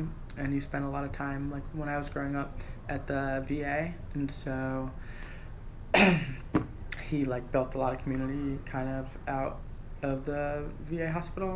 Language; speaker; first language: English; native; English